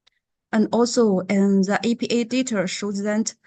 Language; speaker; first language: English; non-native, learner; Chinese